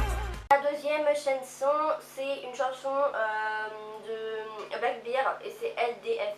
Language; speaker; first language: French; native; French